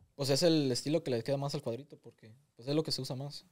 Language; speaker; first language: Spanish; early bilingual, heritage; Spanish